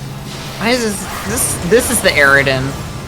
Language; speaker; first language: English; native; English